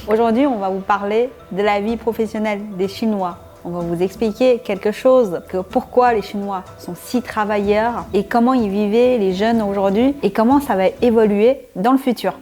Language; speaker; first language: French; non-native, fluent; Chinese